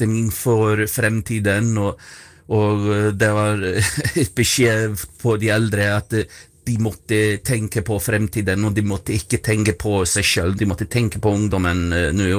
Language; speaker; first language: Swedish; non-native, fluent; Icelandic